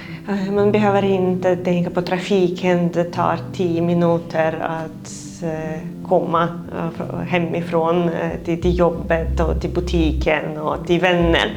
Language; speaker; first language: Swedish; non-native, fluent; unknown